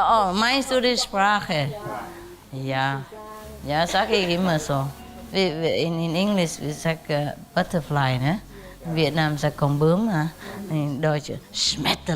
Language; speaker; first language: German; non-native, learner; Vietnamese